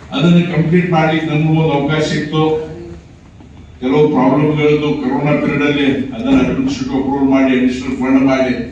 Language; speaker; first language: Kannada; non-native, local second language; Lambadi